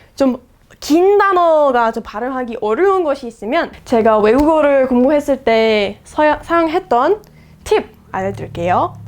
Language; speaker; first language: Korean; non-native, fluent; English